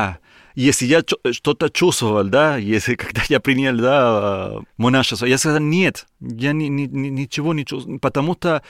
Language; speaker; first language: Russian; non-native, learner; Spanish